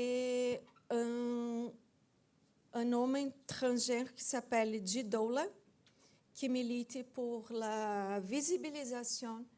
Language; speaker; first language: French; non-native, fluent; Portuguese